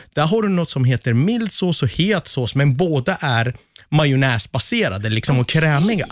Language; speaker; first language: Swedish; native; Swedish